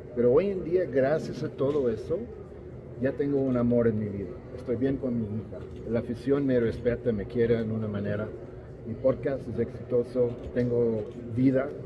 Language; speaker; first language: Spanish; non-native, fluent; English